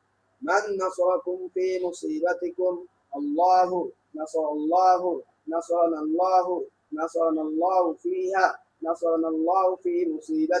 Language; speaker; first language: Arabic; non-native, learner; Bangla